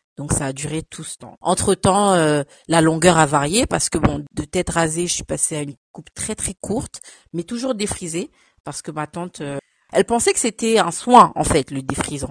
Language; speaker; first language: French; early bilingual, other home language; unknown